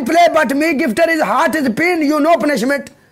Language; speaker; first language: English; non-native, learner; Punjabi